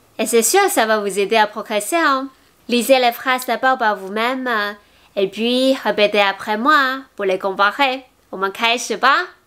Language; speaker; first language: French; non-native, fluent; Chinese